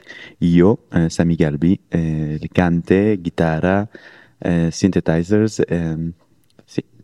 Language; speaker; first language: Italian; non-native, learner; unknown